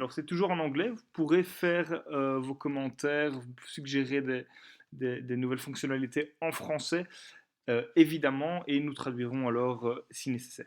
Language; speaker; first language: French; native; French